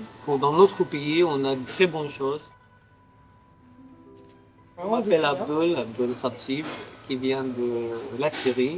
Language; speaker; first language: French; non-native, fluent; Arabic